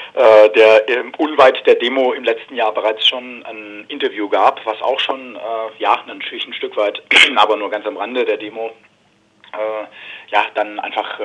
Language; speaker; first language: German; native; German